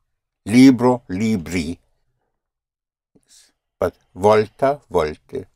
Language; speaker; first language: Italian; non-native, fluent; English